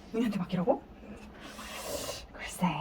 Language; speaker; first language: Korean; native; Korean